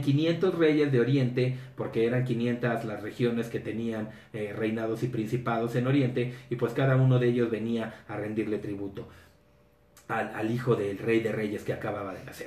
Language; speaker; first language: Spanish; native; Spanish